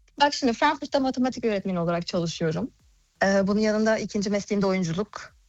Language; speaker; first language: Turkish; early bilingual, heritage; Turkish